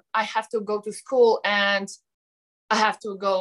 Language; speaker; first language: English; non-native, learner; Polish